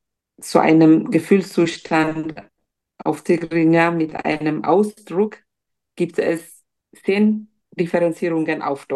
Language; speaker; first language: German; non-native, fluent; Tigrinya